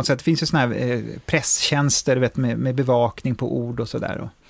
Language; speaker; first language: Swedish; native; Swedish